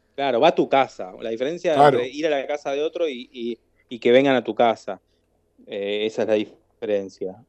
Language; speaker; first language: Spanish; native; Spanish